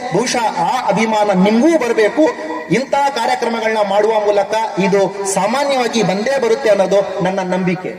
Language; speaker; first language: Kannada; non-native, local second language; Urdu